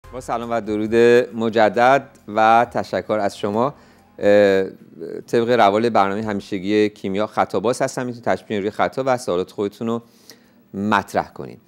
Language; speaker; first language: Persian; native; Persian